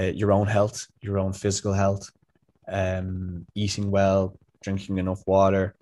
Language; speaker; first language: English; native; English